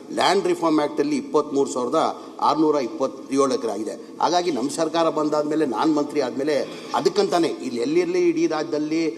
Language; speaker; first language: Kannada; non-native, local second language; Urdu